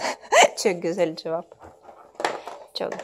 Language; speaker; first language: Turkish; non-native, learner; Russian